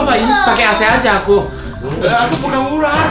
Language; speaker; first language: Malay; non-native, fluent; Japanese